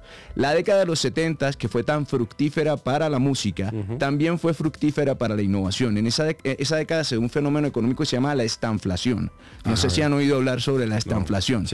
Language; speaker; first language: Spanish; native; Spanish